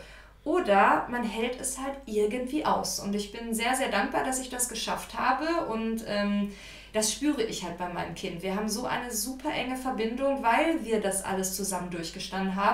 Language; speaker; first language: German; native; German